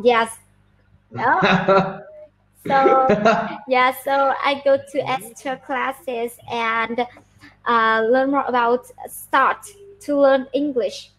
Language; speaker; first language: English; non-native, learner; Vietnamese